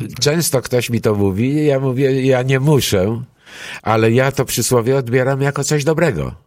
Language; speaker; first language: Polish; early bilingual, other home language; Greek